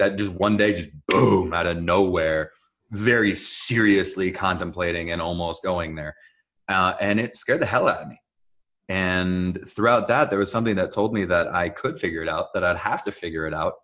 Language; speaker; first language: English; early bilingual, other home language; Hebrew